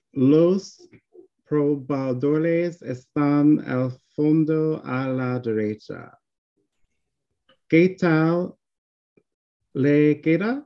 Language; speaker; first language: Spanish; non-native, learner; English